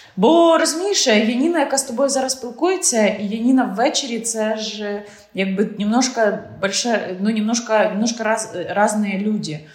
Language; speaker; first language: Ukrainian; non-native, local second language; Russian